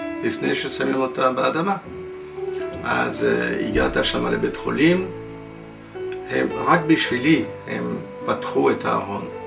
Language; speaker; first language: Hebrew; non-native, fluent; French